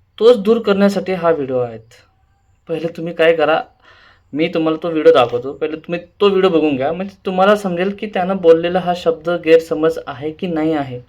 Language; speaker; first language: Marathi; non-native, local second language; Lambadi